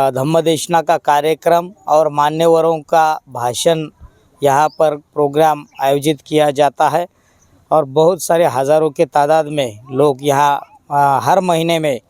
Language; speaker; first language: Hindi; non-native, local second language; Marathi